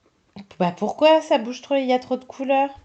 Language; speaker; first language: French; native; French